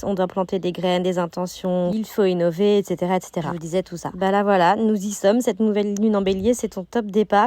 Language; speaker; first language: French; native; French